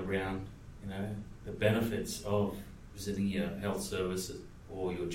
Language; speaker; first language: English; native; English